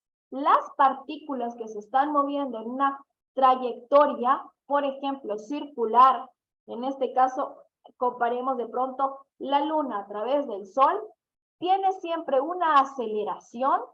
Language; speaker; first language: Spanish; native; Spanish